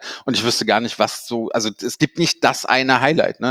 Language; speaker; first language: German; native; German